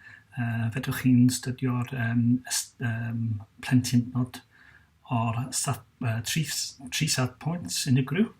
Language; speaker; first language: Welsh; non-native, local second language; English